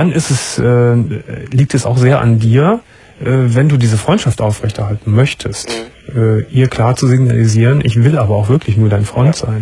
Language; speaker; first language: German; native; German